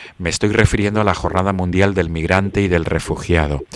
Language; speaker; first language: Spanish; native; Spanish